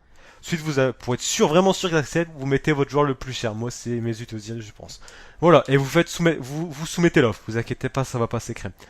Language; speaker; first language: French; native; French